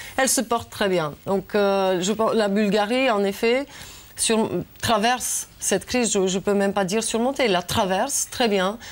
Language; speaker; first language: French; non-native, fluent; Bulgarian